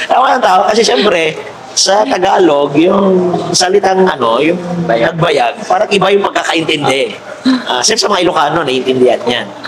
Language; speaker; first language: Filipino; native; Filipino